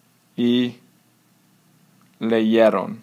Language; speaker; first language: Spanish; non-native, fluent; English